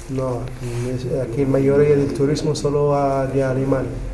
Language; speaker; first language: Spanish; non-native, learner; Arabic